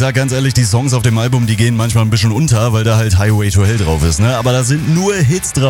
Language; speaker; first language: German; native; German